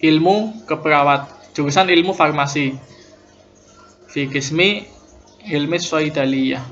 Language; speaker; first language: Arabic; non-native, fluent; Indonesian